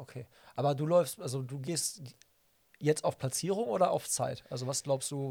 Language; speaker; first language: German; native; German